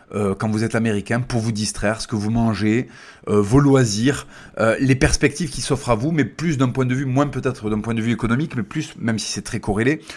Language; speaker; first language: French; native; French